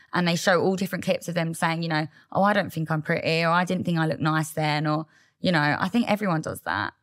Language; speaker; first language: English; native; English